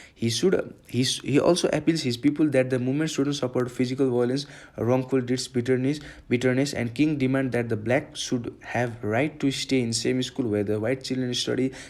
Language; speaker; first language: English; non-native, local second language; Nepali